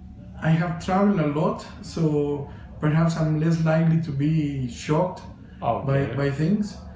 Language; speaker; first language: English; non-native, fluent; Spanish